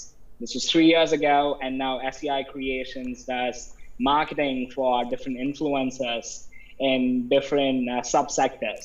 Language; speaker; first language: English; non-native, local second language; Tamil